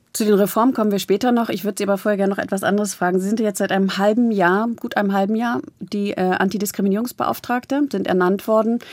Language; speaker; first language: German; native; German